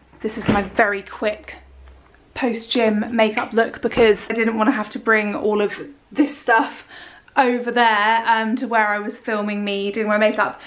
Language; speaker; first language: English; native; English